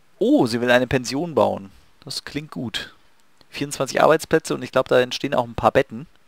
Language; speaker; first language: German; native; German